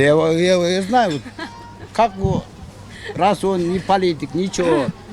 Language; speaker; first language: Russian; non-native, local second language; Kyrgyz